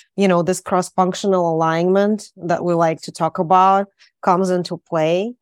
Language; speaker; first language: English; non-native, fluent; Russian